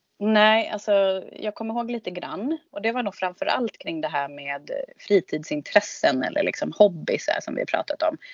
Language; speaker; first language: Swedish; native; Swedish